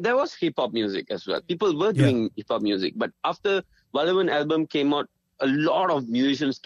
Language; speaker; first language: English; non-native, local second language; Tamil